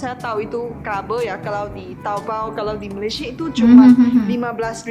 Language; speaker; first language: Indonesian; non-native, fluent; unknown